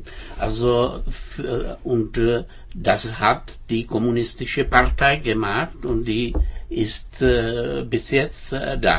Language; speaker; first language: German; non-native, fluent; Czech